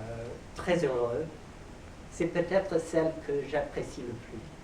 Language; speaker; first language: French; non-native, fluent; English